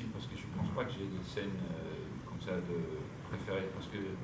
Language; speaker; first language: French; non-native, fluent; Danish